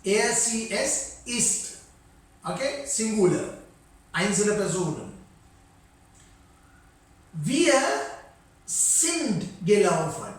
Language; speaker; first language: German; non-native, fluent; Sinhala